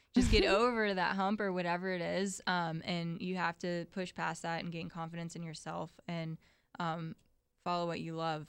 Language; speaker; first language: English; native; English